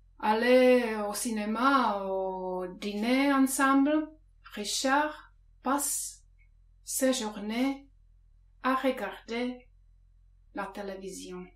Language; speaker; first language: French; non-native, fluent; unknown